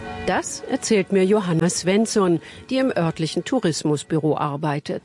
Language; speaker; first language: German; native; German